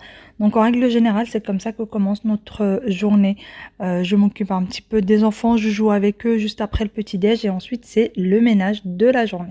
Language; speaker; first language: French; native; French